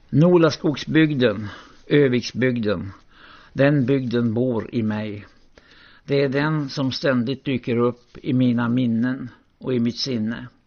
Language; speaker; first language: Swedish; native; Swedish